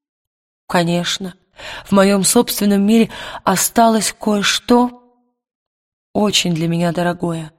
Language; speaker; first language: Russian; native; Russian